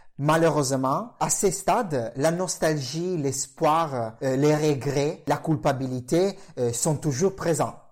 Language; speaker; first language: French; non-native, fluent; Italian